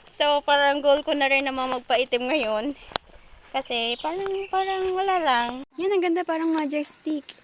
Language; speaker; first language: Filipino; native; Filipino